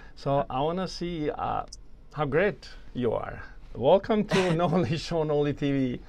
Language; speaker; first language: English; non-native, learner; Albanian